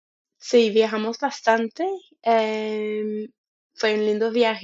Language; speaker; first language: Spanish; non-native, fluent; English